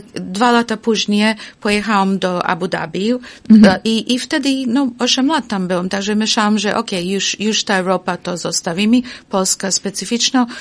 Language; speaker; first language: Polish; non-native, fluent; English